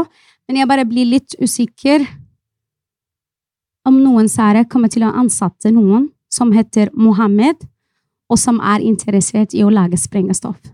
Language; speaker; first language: Norwegian; non-native, fluent; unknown